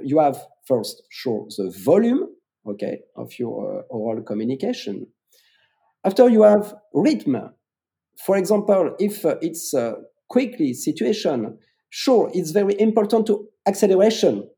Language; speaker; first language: English; non-native, fluent; French